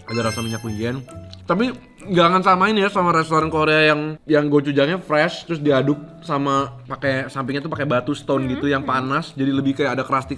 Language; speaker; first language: Indonesian; native; Indonesian